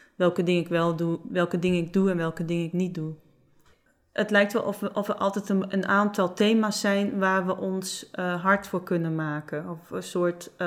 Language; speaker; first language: Dutch; non-native, local second language; Western Frisian